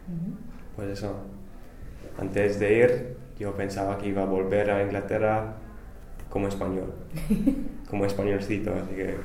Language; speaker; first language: Spanish; non-native, fluent; English